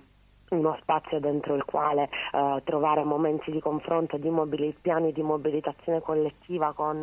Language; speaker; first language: Italian; native; Italian